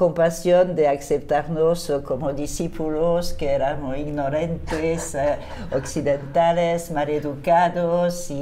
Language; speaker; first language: Spanish; non-native, fluent; French